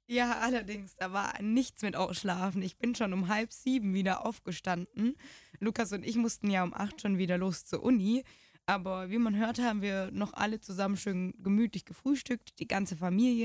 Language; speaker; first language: German; native; German